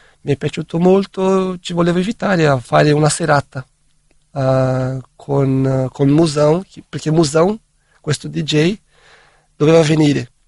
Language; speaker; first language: Italian; non-native, fluent; Portuguese